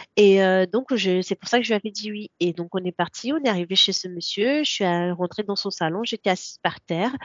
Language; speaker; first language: French; non-native, local second language; Comorian